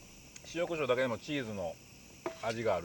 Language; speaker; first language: Japanese; native; Japanese